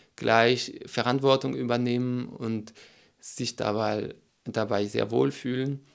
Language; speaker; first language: German; non-native, fluent; French